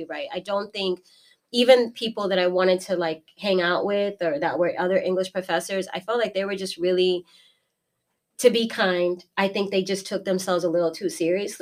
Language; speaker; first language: English; native; English